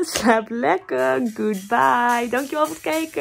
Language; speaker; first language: Dutch; native; Dutch